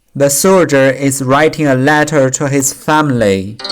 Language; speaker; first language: English; non-native, learner; Chinese